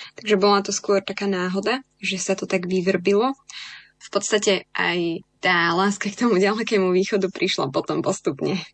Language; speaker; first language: Slovak; native; Slovak